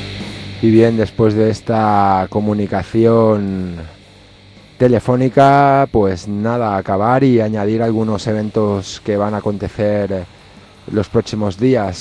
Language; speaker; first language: Spanish; native; Spanish